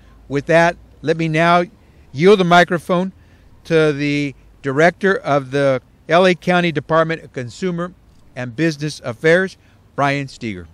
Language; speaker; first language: English; early bilingual, other home language; Spanish